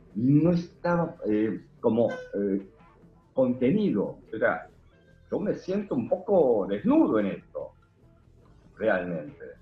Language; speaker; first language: Spanish; early bilingual, other home language; Korean